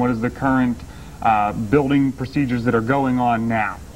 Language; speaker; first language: English; native; English